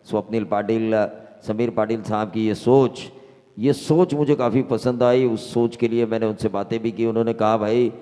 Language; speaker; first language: Hindi; non-native, local second language; Marathi